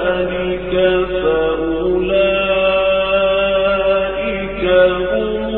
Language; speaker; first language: Arabic; native; Arabic